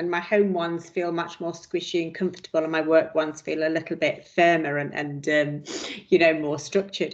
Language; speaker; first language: English; native; English